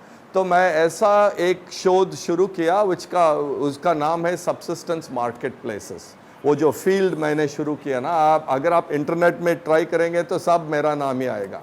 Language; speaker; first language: Hindi; non-native, local second language; Tamil